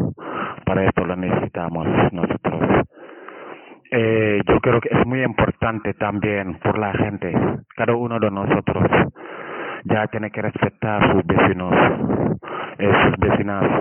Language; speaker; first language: Spanish; non-native, fluent; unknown